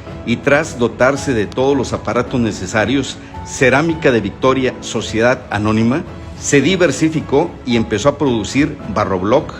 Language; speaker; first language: Spanish; native; Spanish